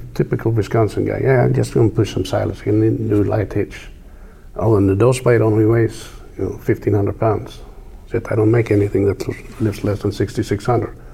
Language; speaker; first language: English; non-native, fluent; Swedish